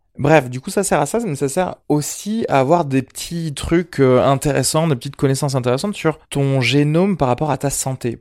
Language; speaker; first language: French; early bilingual, other home language; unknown